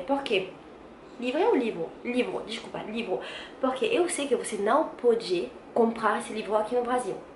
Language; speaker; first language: Portuguese; non-native, learner; French